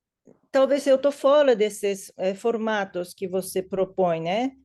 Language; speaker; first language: Portuguese; non-native, learner; English